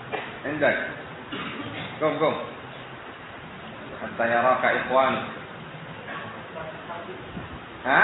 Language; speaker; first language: Arabic; non-native, fluent; Indonesian